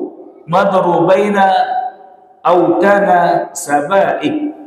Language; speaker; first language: Arabic; non-native, fluent; Indonesian